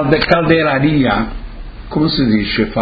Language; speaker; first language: Italian; early bilingual, heritage; Portuguese